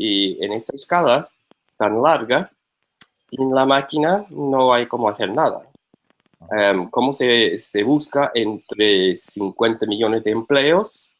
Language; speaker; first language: Spanish; non-native, fluent; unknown